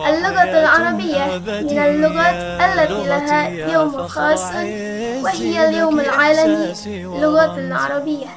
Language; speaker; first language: Arabic; non-native, learner; Indonesian